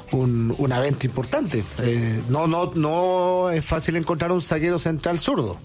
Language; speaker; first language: Spanish; native; Spanish